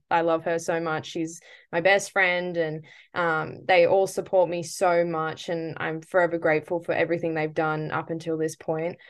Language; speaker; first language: English; native; English